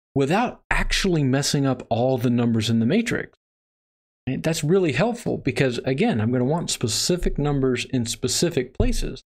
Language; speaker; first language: English; native; English